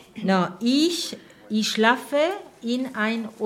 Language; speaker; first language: German; non-native, learner; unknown